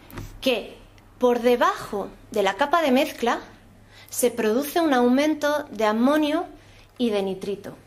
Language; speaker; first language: Spanish; native; Spanish